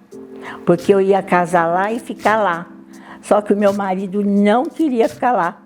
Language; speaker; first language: Portuguese; early bilingual, other home language; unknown